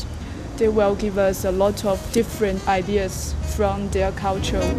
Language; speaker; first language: English; non-native, learner; Chinese